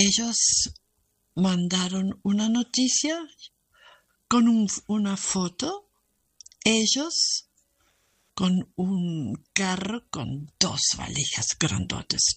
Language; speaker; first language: Spanish; non-native, fluent; German